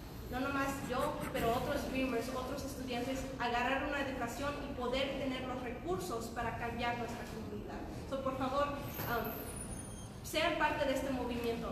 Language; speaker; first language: Spanish; early bilingual, heritage; Spanish